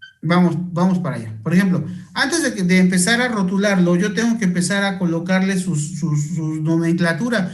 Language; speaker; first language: Spanish; native; Spanish